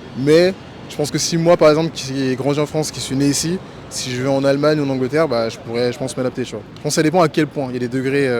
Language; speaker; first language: French; early bilingual, other home language; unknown